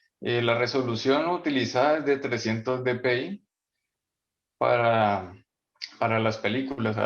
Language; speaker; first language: Spanish; native; Spanish